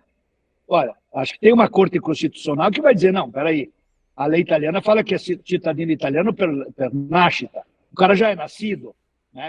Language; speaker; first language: Portuguese; native; Portuguese